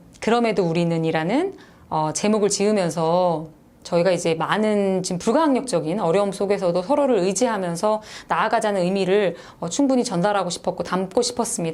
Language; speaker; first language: Korean; native; Korean